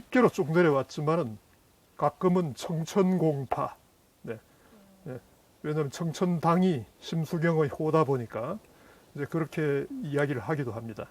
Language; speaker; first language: Korean; native; Korean